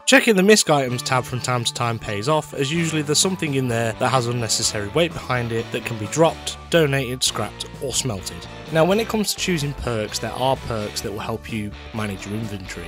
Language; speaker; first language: English; native; English